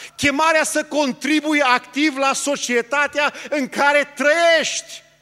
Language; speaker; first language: Romanian; early bilingual, heritage; Romanian